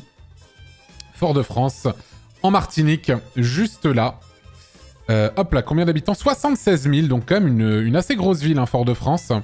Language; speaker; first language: French; native; French